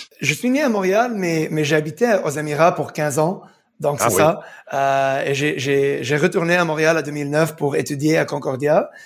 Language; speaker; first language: French; early bilingual, heritage; French